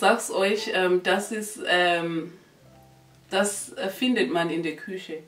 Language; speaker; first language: German; non-native, local second language; North Ndebele